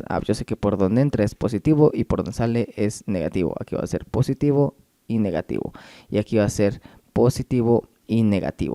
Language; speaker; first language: Spanish; native; Spanish